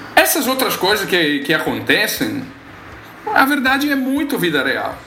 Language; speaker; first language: Portuguese; non-native, fluent; Italian